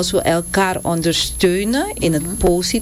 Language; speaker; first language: Dutch; non-native, local second language; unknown